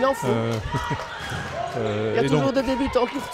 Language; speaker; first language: French; native; French